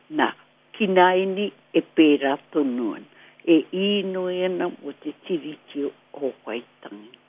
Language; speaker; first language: Māori; native; Māori